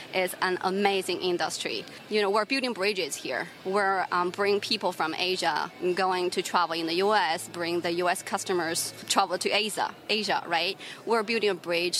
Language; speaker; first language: English; non-native, fluent; Chinese